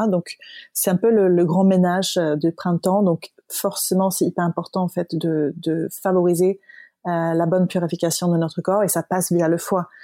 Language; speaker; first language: French; non-native, fluent; Swedish